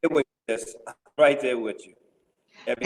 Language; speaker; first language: English; native; English